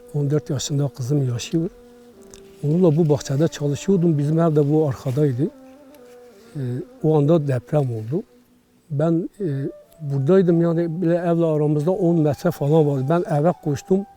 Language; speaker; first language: Turkish; native; Turkish